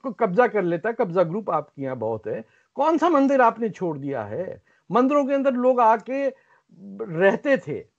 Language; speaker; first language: Urdu; native; Urdu